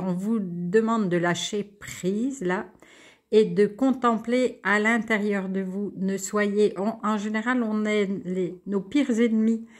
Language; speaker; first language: French; native; French